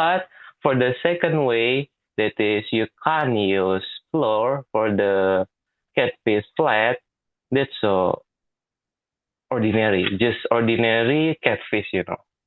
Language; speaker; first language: English; non-native, learner; Indonesian